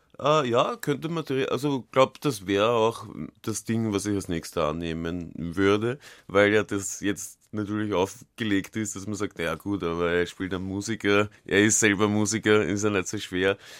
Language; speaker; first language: German; native; German